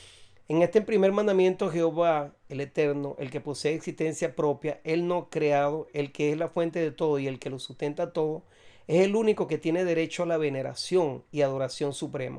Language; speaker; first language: Spanish; native; Spanish